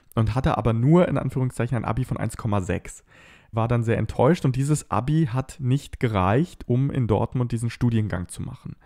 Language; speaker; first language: German; native; German